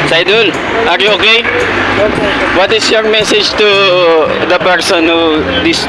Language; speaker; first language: English; non-native, learner; Filipino